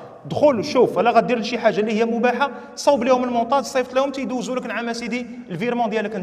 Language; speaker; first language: Arabic; native; Arabic